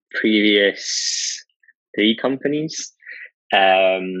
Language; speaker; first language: English; native; English